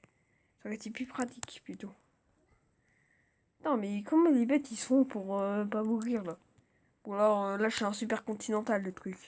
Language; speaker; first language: French; native; French